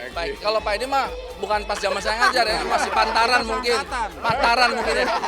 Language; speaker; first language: Indonesian; native; Indonesian